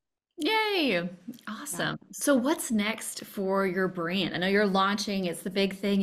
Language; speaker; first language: English; native; English